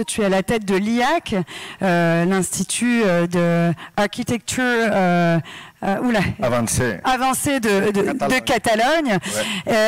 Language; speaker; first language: French; native; French